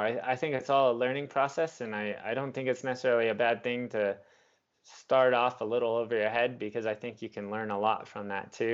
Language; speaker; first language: English; native; English